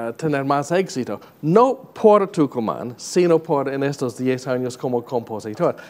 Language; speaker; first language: Spanish; non-native, fluent; English